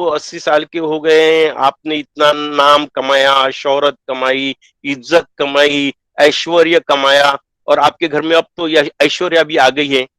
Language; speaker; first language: Hindi; non-native, local second language; Marathi